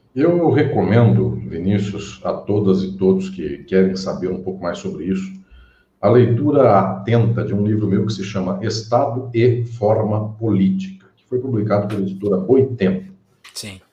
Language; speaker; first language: Portuguese; native; Portuguese